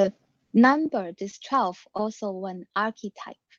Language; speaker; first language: English; non-native, learner; Chinese